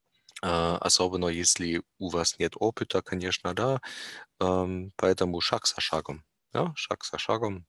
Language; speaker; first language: Russian; non-native, learner; German